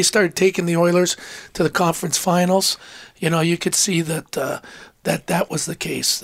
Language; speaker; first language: English; native; English